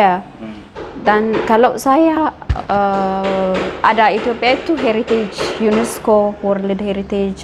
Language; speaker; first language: Indonesian; non-native, learner; Amharic